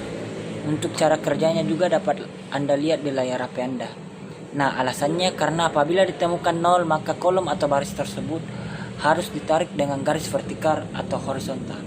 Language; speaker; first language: Indonesian; native; Indonesian